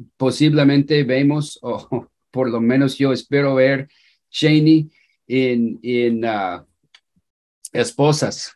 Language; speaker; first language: Spanish; non-native, fluent; English